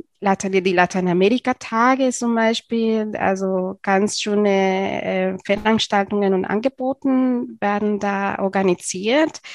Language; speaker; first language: German; non-native, fluent; Spanish